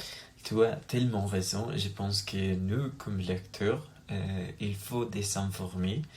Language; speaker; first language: French; non-native, learner; Spanish